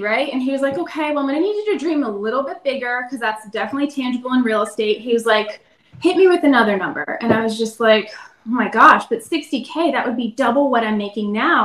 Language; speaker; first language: English; native; English